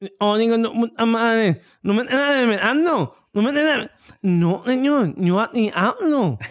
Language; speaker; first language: Spanish; early bilingual, heritage; English